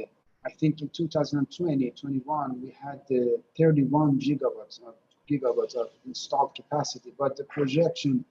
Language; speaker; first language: English; non-native, fluent; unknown